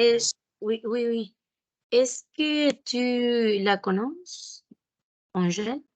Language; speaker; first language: French; non-native, learner; Spanish